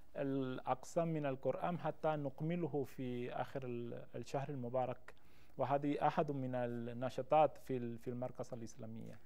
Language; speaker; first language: Arabic; non-native, learner; Spanish